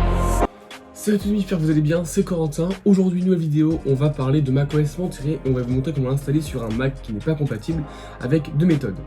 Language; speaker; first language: French; native; French